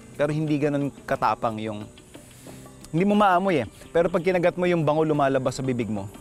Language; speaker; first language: Filipino; non-native, local second language; Iloko